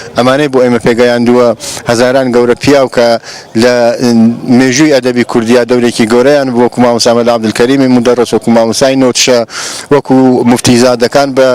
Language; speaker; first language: Central Kurdish; non-native, local second language; Gurani